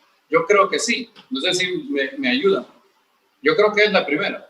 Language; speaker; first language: Spanish; native; Spanish